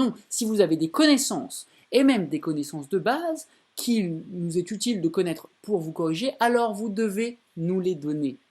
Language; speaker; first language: French; native; French